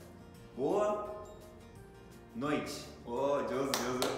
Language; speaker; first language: Japanese; non-native, fluent; Portuguese